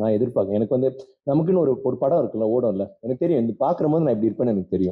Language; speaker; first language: Tamil; native; Tamil